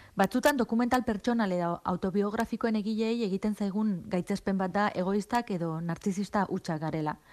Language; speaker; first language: Basque; native; Basque